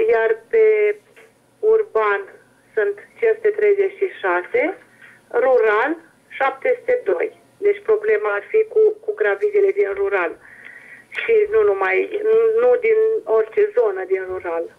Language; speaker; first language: Romanian; native; Romanian